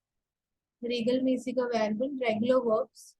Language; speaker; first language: German; non-native, fluent; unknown